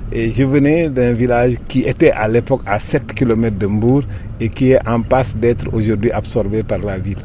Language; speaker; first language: French; non-native, local second language; Wolof